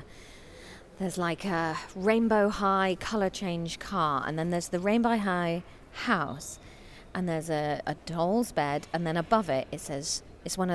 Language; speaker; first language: English; native; English